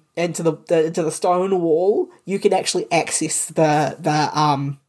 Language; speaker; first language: English; native; English